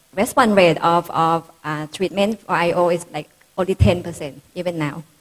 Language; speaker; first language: English; non-native, fluent; Thai